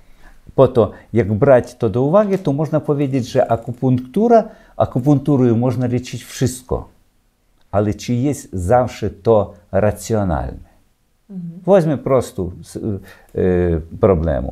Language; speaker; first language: Polish; non-native, learner; Ukrainian